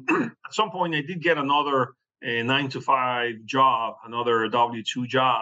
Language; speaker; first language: English; non-native, fluent; Spanish